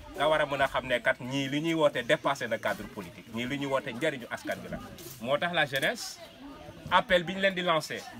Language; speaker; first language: Wolof; non-native, local second language; Jola-Fonyi